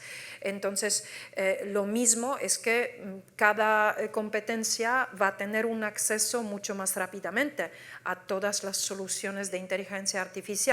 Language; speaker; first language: Spanish; non-native, fluent; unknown